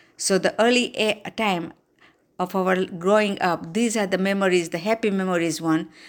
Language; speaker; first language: English; non-native, local second language; Gujarati